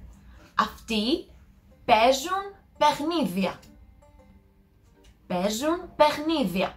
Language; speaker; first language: Greek; non-native, learner; English